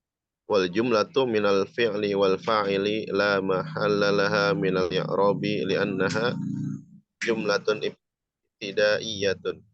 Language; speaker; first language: Arabic; non-native, learner; Indonesian